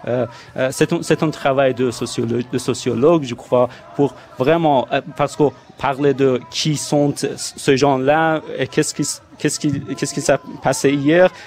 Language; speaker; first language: French; non-native, fluent; Persian